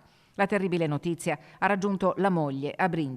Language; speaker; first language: Italian; native; Italian